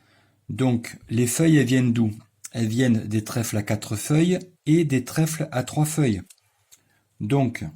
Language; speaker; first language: French; native; French